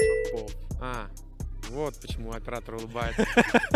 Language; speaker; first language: Russian; native; Russian